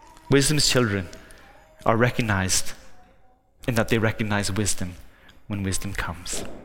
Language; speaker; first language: English; native; English